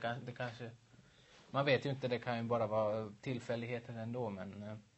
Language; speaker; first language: Swedish; native; Swedish